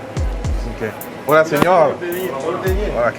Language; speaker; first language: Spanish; non-native, learner; French